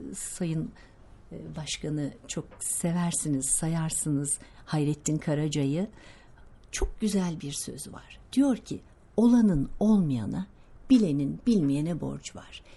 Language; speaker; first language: Turkish; native; Turkish